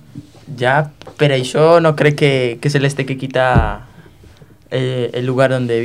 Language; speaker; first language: Catalan; non-native, learner; Spanish